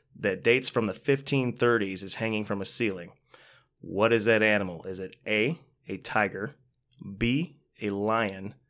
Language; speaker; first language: English; native; English